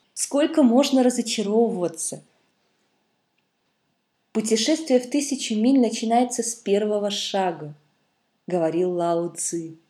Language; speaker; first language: Russian; native; Russian